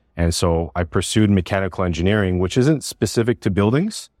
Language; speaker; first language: English; native; English